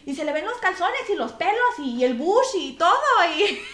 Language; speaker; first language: Spanish; native; Spanish